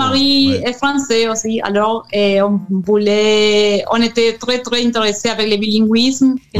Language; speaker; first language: French; non-native, learner; Spanish